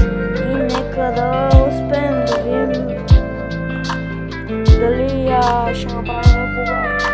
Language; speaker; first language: Bulgarian; native; Bulgarian